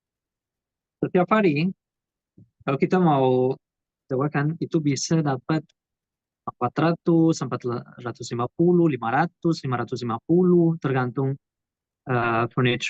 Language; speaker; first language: Indonesian; non-native, learner; Portuguese